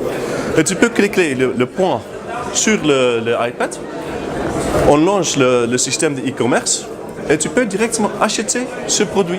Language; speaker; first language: French; non-native, learner; Dutch